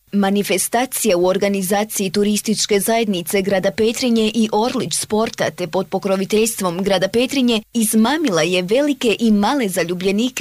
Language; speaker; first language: Serbian; native; Serbian